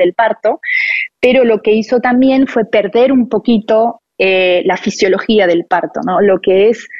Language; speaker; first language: Spanish; non-native, fluent; French